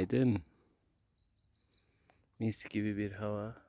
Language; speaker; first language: Turkish; native; Turkish